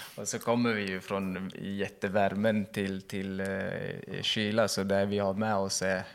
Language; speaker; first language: Swedish; early bilingual, other home language; Kurdish